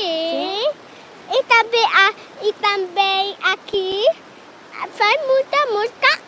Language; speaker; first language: Portuguese; early bilingual, heritage; Portuguese